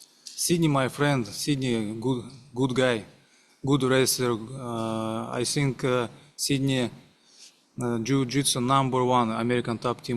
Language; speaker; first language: English; non-native, learner; Russian